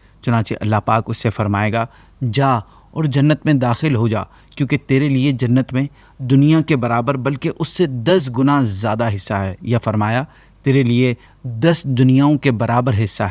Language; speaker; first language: Urdu; native; Urdu